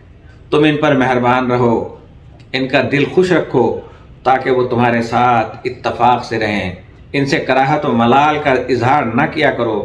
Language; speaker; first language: Urdu; native; Urdu